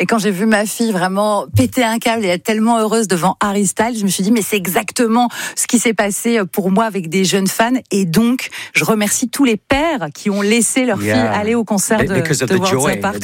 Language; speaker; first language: French; native; French